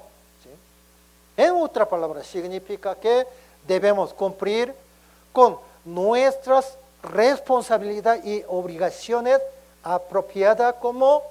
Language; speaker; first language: Spanish; non-native, learner; Korean